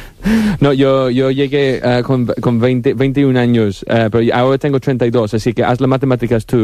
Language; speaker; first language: Spanish; non-native, fluent; English